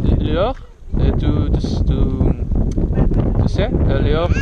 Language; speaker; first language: French; non-native, learner; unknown